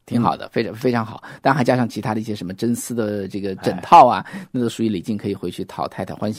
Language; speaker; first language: Chinese; native; Chinese